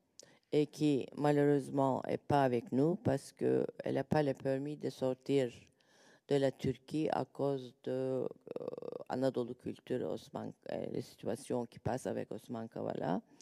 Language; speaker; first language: French; non-native, learner; Turkish